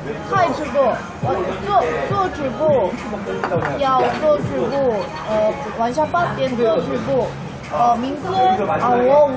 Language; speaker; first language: Chinese; non-native, learner; Korean